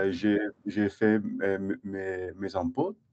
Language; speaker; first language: French; non-native, learner; English